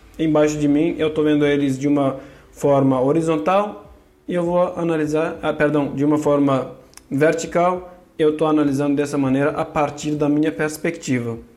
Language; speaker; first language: Portuguese; non-native, fluent; Kurdish